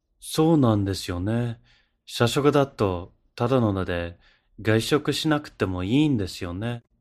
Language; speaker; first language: Japanese; non-native, fluent; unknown